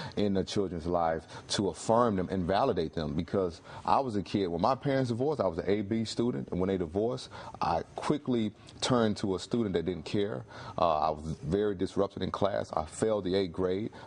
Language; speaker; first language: English; native; English